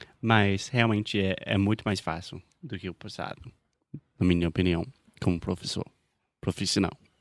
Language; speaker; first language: Portuguese; non-native, fluent; English